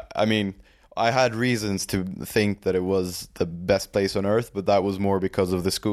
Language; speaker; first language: English; non-native, fluent; Swedish